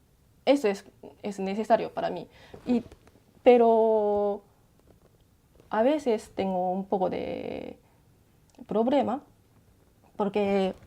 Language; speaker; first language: Spanish; non-native, learner; Japanese